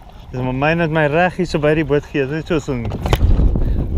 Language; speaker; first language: Afrikaans; early bilingual, heritage; Afrikaans